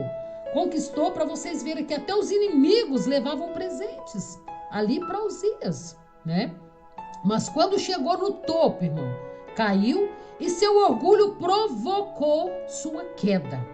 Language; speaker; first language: Portuguese; native; Portuguese